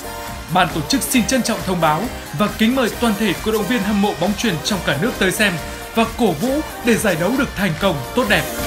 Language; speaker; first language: Vietnamese; native; Vietnamese